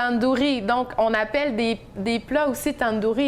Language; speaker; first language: French; native; French